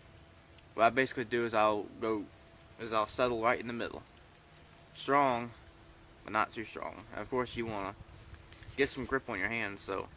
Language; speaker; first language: English; native; English